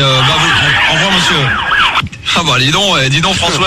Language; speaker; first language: French; native; French